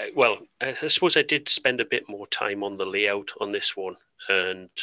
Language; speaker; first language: English; native; English